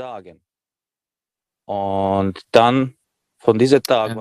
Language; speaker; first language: German; non-native, learner; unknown